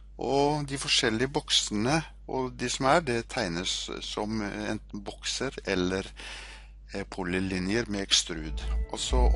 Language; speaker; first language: Norwegian; native; Norwegian